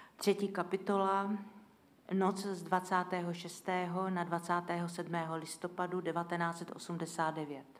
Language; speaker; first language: Czech; native; Czech